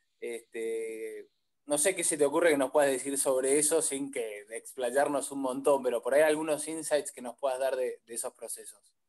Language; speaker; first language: Spanish; native; Spanish